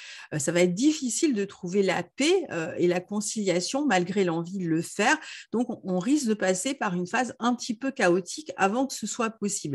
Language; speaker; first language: French; native; French